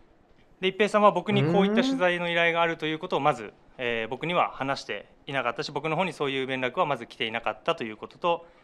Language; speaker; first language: Japanese; native; Japanese